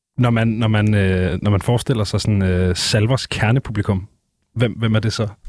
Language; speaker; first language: Danish; native; Danish